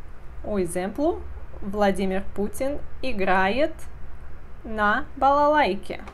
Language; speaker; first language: Russian; non-native, fluent; Portuguese